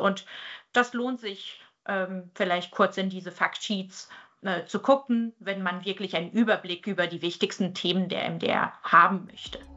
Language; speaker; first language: German; native; German